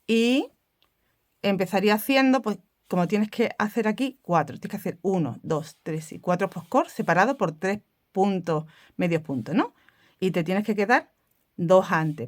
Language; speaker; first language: Spanish; native; Spanish